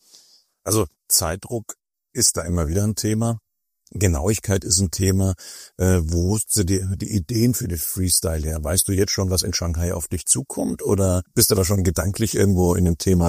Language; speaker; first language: German; native; German